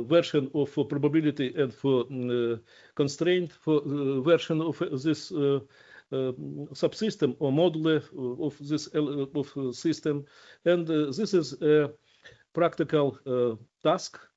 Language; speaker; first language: English; non-native, learner; Ukrainian